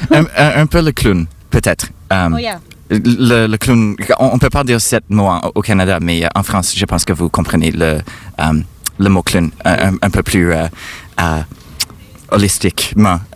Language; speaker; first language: French; non-native, fluent; English